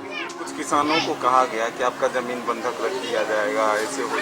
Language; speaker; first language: Hindi; native; Hindi